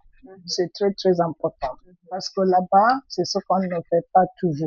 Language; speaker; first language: French; non-native, fluent; Igbo